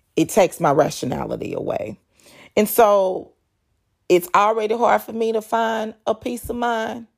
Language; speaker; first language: English; native; English